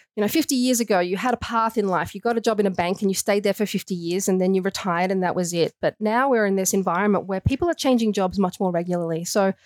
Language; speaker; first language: English; native; English